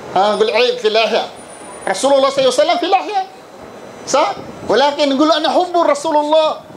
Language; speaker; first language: Arabic; non-native, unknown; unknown